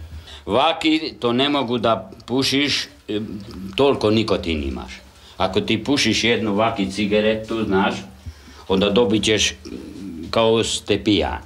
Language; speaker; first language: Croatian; non-native, local second language; Hungarian